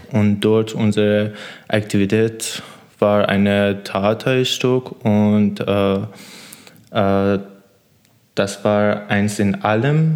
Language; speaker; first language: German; non-native, learner; Persian